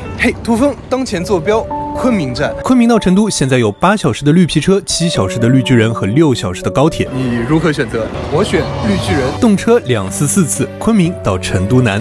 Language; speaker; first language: Chinese; native; Chinese